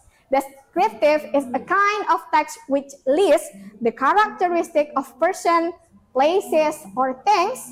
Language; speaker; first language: English; non-native, fluent; Indonesian